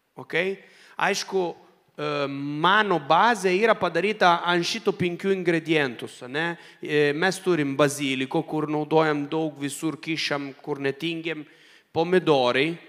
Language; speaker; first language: Lithuanian; non-native, fluent; Italian